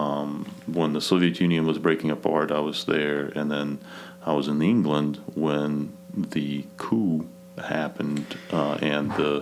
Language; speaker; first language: English; non-native, fluent; Kazakh